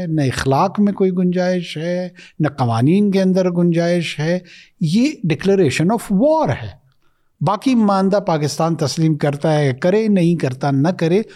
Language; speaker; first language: Urdu; non-native, local second language; Pashto